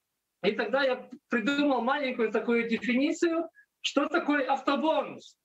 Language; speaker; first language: Russian; non-native, local second language; Latvian